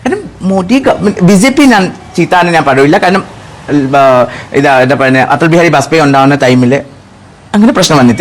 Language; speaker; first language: Malayalam; non-native, fluent; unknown